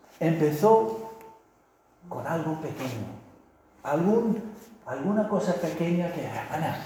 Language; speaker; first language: Spanish; non-native, fluent; English